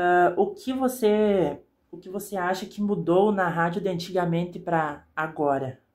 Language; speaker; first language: Portuguese; native; Portuguese